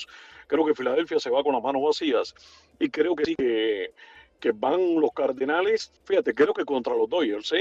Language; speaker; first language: Spanish; native; Spanish